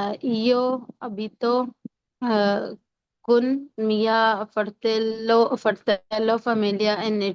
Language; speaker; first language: Italian; non-native, learner; Urdu